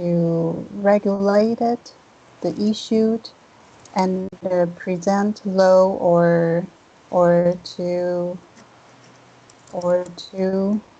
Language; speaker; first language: English; non-native, learner; Chinese